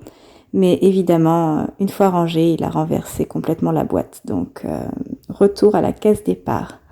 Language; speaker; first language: French; native; French